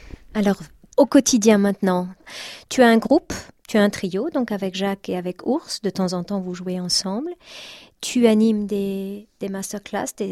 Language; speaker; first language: French; native; French